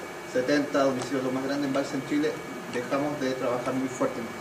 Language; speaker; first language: Spanish; native; Spanish